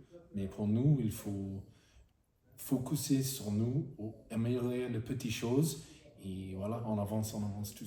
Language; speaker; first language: French; non-native, fluent; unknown